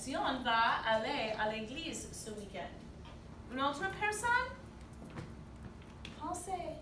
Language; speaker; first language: French; non-native, fluent; English